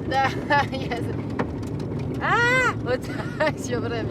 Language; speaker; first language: Russian; non-native, fluent; French